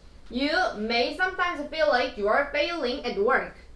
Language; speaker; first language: English; non-native, fluent; Korean